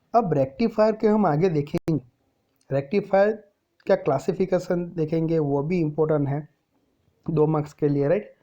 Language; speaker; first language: Hindi; non-native, local second language; Gujarati